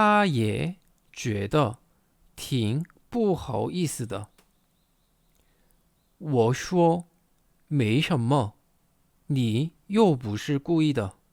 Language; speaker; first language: Chinese; non-native, fluent; Korean